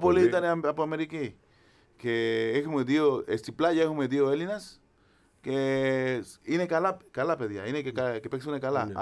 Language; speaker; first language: Greek; non-native, fluent; Spanish